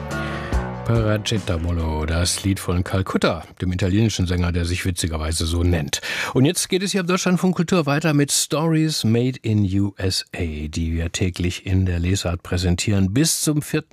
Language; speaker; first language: German; native; German